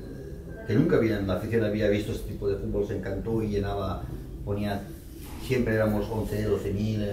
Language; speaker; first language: Spanish; native; Spanish